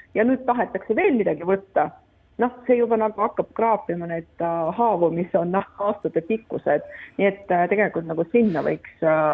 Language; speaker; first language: Estonian; non-native, local second language; Russian